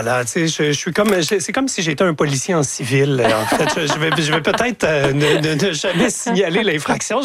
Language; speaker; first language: French; native; French